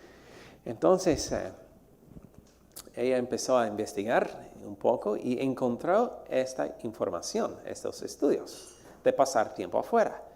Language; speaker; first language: Spanish; non-native, fluent; English